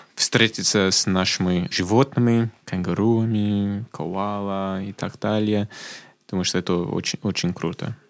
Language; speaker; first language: Russian; non-native, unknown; English